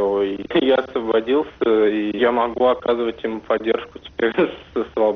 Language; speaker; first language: Russian; native; Russian